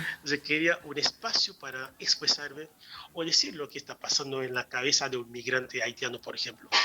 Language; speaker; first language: Spanish; non-native, fluent; Haitian Creole